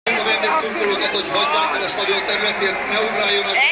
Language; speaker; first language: Hungarian; native; Hungarian